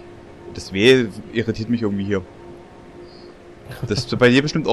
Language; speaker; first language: German; native; German